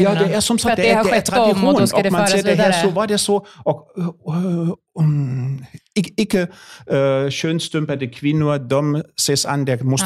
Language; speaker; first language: Swedish; non-native, fluent; German